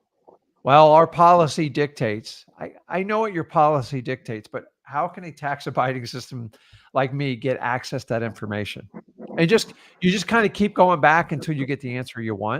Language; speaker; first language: English; native; English